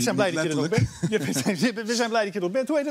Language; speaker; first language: Dutch; native; Dutch